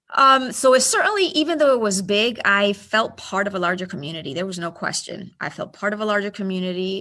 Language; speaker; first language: English; early bilingual, other home language; Spanish